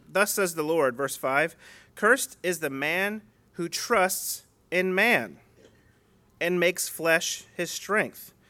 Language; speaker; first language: English; native; English